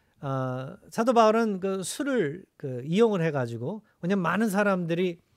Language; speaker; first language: Korean; native; Korean